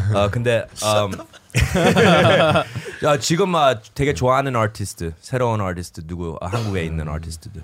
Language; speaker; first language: Korean; early bilingual, heritage; Korean